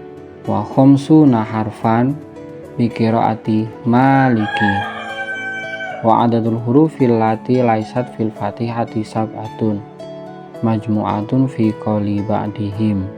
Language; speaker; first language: Arabic; non-native, fluent; Indonesian